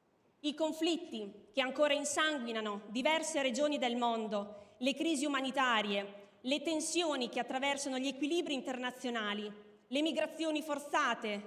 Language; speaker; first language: Italian; native; Italian